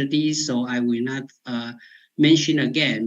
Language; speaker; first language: English; non-native, fluent; Chinese